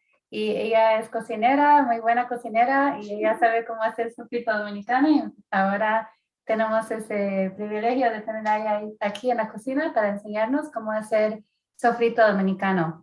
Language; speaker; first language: Spanish; early bilingual, heritage; Spanish